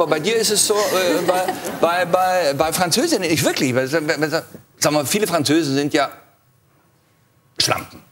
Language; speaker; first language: German; native; German